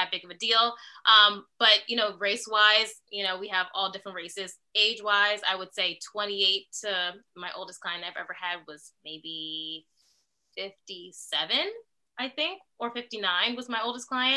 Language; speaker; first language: English; native; English